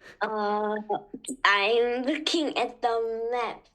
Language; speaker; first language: English; non-native, learner; Korean